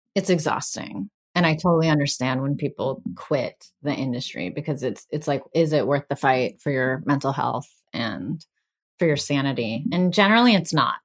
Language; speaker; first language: English; early bilingual, other home language; Bangla